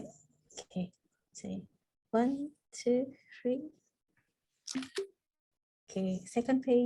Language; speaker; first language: English; non-native, fluent; Indonesian